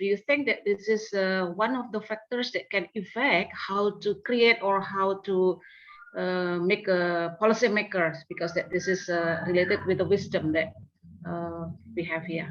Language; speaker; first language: English; non-native, fluent; Indonesian